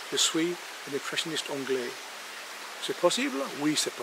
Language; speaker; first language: French; non-native, learner; English